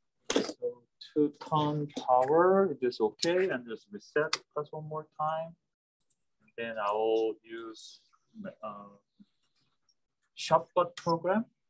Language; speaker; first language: English; non-native, fluent; Korean